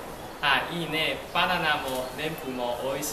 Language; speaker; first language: Japanese; non-native, learner; Chinese